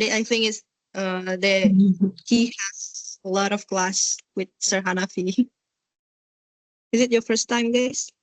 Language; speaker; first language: English; non-native, learner; Indonesian